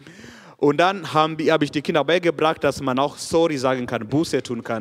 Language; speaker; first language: German; non-native, fluent; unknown